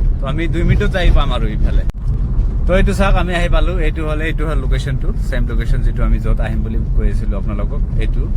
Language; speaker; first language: Assamese; non-native, local second language; Bangla